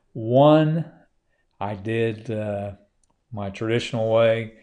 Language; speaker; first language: English; native; English